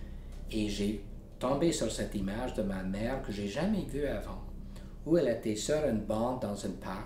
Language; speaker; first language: French; non-native, local second language; English